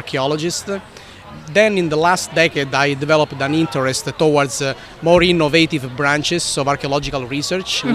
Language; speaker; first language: English; non-native, fluent; Italian